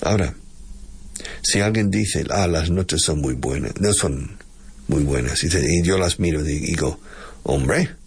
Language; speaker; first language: Spanish; non-native, fluent; English